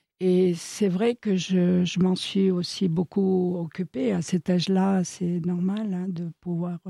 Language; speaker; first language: French; early bilingual, other home language; Italian